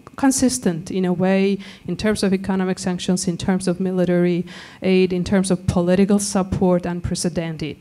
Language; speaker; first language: English; non-native, fluent; Georgian